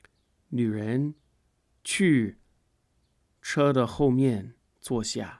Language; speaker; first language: Chinese; non-native, fluent; English